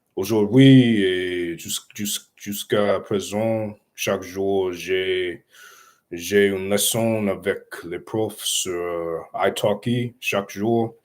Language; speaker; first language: French; non-native, learner; English